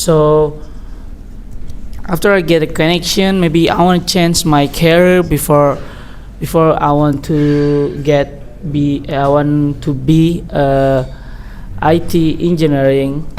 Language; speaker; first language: English; non-native, learner; Indonesian